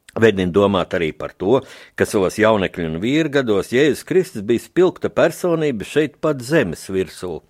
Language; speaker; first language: Latvian; native; Latvian